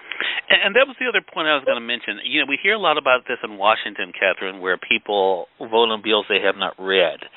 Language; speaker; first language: English; native; English